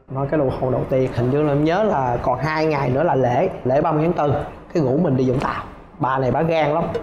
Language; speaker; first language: Vietnamese; non-native, local second language; Chinese